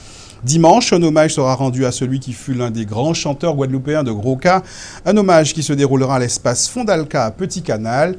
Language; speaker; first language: French; native; French